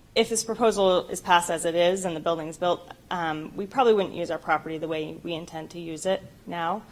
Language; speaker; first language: English; native; English